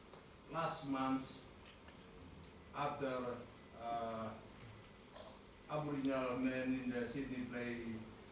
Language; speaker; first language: English; non-native, learner; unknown